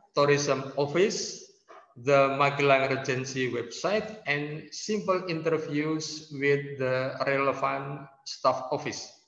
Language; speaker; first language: English; non-native, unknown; Indonesian